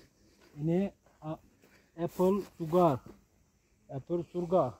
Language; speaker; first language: Indonesian; non-native, learner; Turkish